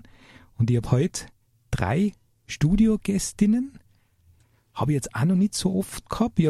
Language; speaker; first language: German; native; German